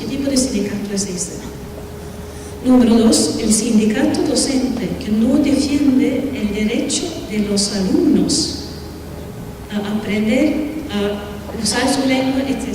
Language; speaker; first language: Spanish; non-native, fluent; Swedish